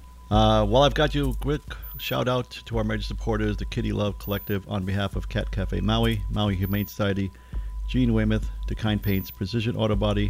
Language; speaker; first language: English; native; English